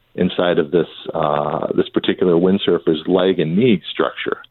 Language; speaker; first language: English; native; English